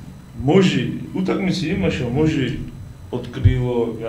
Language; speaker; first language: Macedonian; non-native, learner; Georgian